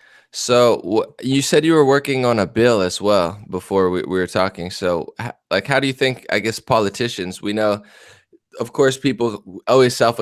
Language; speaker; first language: English; native; English